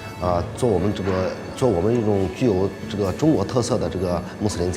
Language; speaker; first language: Chinese; non-native, fluent; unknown